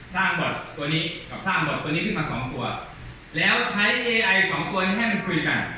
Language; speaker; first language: Thai; non-native, local second language; Lao